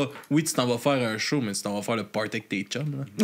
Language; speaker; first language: French; native; French